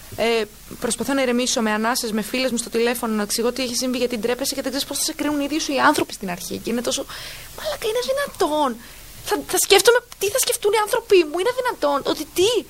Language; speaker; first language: Greek; early bilingual, heritage; Greek